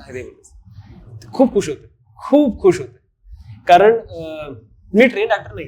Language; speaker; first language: Marathi; non-native, local second language; Hindi